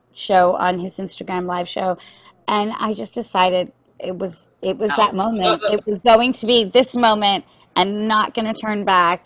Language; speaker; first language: English; native; English